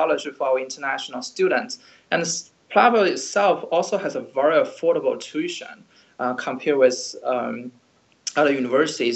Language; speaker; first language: English; non-native, fluent; Chinese